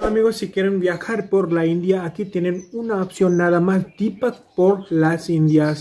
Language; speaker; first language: Spanish; non-native, fluent; Hindi